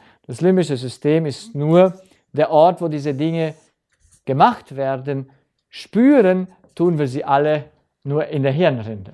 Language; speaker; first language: German; native; German